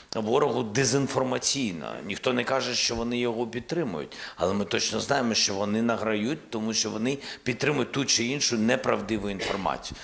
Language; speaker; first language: Ukrainian; non-native, local second language; Russian